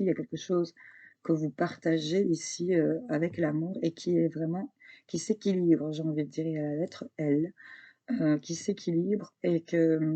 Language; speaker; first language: French; native; French